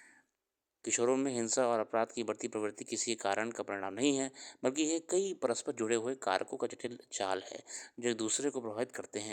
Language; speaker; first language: Hindi; native; Hindi